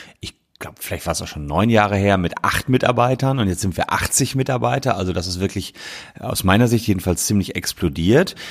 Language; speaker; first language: German; native; German